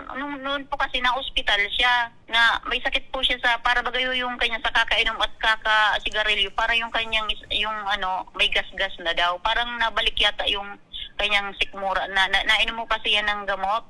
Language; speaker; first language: Filipino; native; Filipino